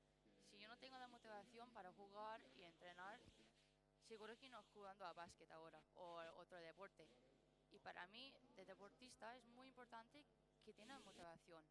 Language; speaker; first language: Spanish; non-native, learner; English